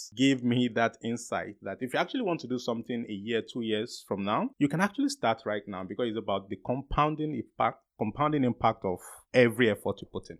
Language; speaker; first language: English; non-native, local second language; Yoruba